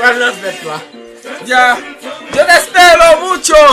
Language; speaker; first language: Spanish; non-native, learner; Haitian Creole